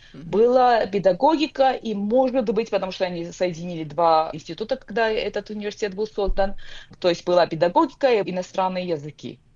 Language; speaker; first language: Russian; non-native, local second language; Georgian